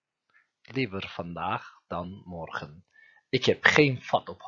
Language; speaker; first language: Dutch; non-native, fluent; Turkish